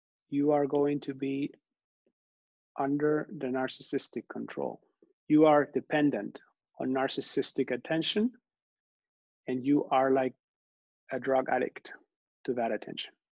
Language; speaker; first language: English; non-native, fluent; Spanish